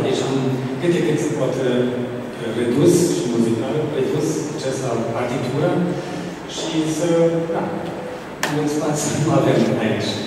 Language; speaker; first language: Romanian; non-native, fluent; German